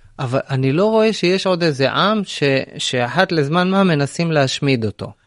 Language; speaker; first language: Hebrew; native; Hebrew